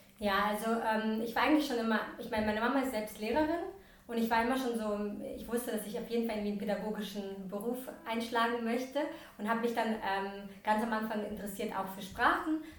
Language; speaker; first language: German; early bilingual, other home language; Russian